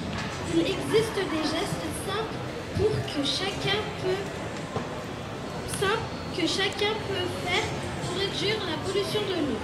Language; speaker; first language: French; native; French